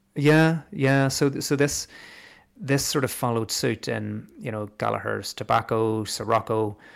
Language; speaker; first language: English; native; English